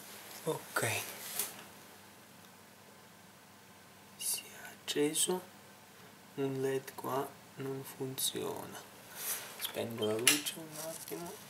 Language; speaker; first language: Italian; non-native, fluent; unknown